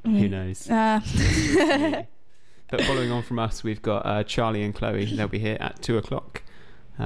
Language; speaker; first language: English; native; English